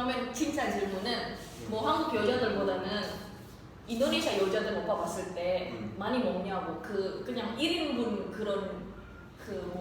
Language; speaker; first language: Korean; non-native, learner; Indonesian